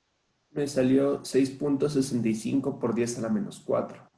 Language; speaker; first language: Spanish; native; Spanish